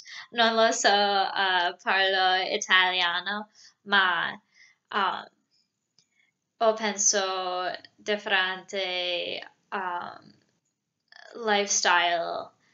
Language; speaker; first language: Italian; non-native, learner; English